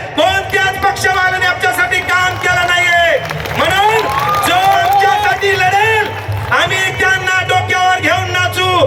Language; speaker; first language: Marathi; non-native, local second language; Lambadi